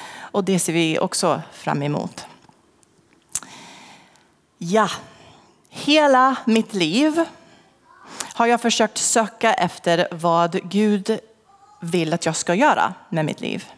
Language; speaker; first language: Swedish; non-native, fluent; English